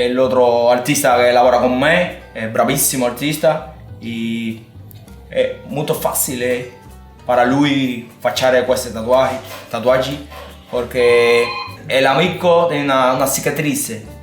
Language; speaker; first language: Italian; non-native, learner; Spanish